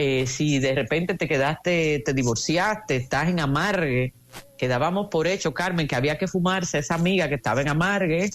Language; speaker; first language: Spanish; native; Spanish